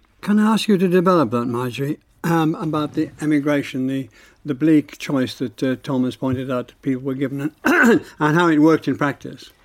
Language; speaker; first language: English; native; English